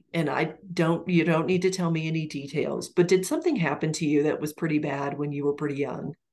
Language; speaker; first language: English; native; English